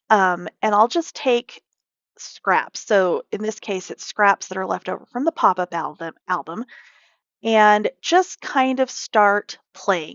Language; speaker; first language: English; native; English